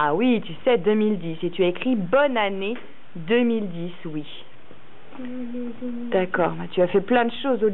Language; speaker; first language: French; native; French